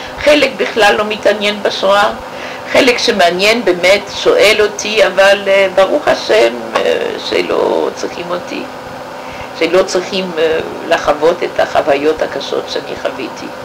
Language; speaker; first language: Hebrew; non-native, fluent; French